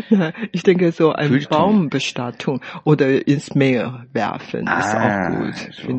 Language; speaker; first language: German; non-native, fluent; Chinese